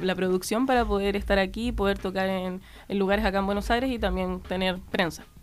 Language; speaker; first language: Spanish; native; Spanish